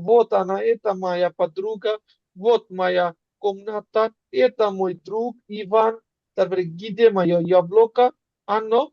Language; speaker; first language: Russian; non-native, fluent; Bangla